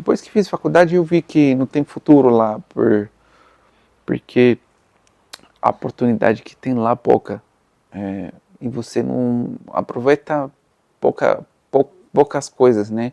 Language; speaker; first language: Portuguese; non-native, fluent; Arabic